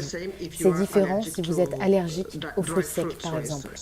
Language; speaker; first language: French; non-native, fluent; Spanish